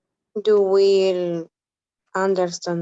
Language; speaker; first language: English; non-native, learner; Spanish